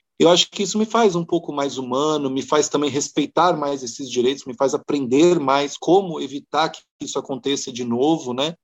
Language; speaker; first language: Portuguese; native; Portuguese